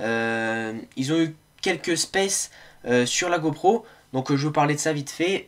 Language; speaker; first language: French; native; French